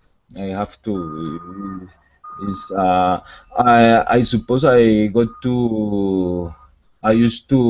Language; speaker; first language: English; non-native, learner; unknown